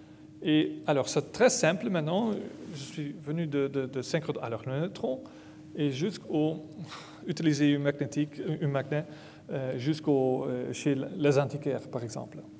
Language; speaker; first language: French; non-native, learner; Dutch